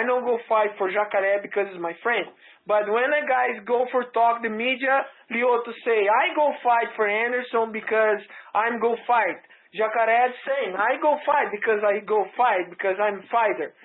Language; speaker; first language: English; non-native, learner; Portuguese